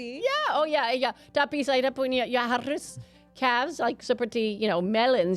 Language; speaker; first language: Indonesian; non-native, fluent; English